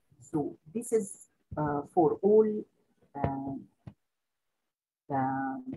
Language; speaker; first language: English; non-native, local second language; Arabic